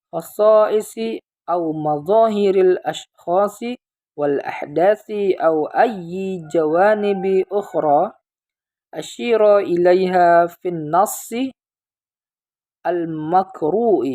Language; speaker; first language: Arabic; non-native, learner; Indonesian